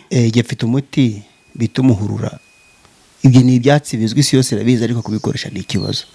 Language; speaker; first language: Kinyarwanda; early bilingual, heritage; Kinyarwanda